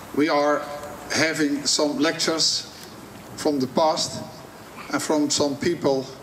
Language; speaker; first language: English; non-native, learner; Dutch